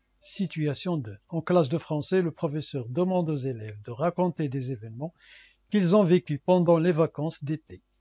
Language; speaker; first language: French; non-native, local second language; Arabic